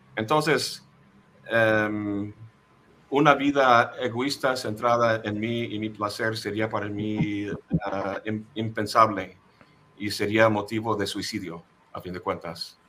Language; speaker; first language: Spanish; non-native, fluent; English